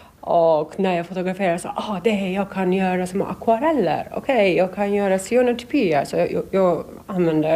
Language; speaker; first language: Swedish; non-native, learner; Turkish